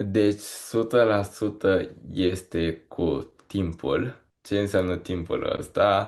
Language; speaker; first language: Romanian; early bilingual, heritage; Romanian